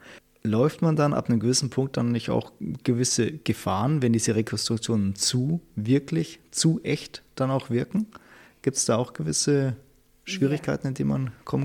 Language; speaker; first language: German; native; German